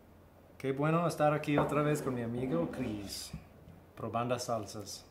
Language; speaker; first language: Spanish; early bilingual, heritage; Spanish